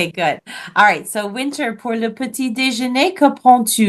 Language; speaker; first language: French; non-native, fluent; English